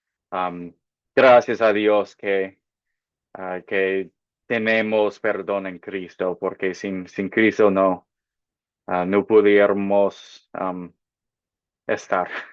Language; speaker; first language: Spanish; non-native, fluent; English